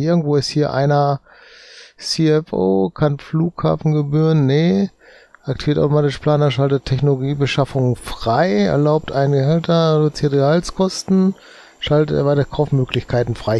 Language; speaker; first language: German; native; German